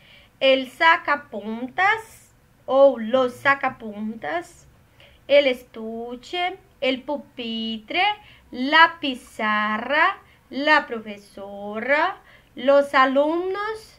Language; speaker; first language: Spanish; non-native, learner; Portuguese